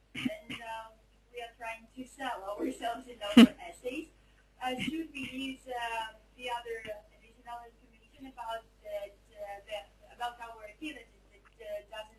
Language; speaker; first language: English; non-native, fluent; Ukrainian